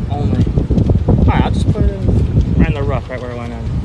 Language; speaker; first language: English; native; English